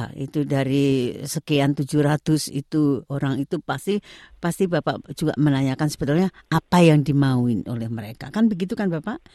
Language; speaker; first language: Indonesian; native; Indonesian